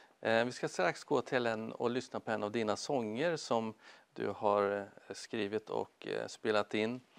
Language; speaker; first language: Swedish; native; Swedish